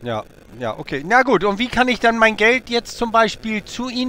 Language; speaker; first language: German; native; German